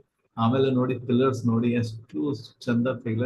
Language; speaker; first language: Kannada; non-native, learner; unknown